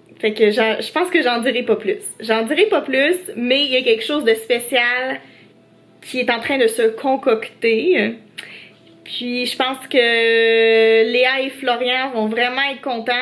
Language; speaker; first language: French; native; French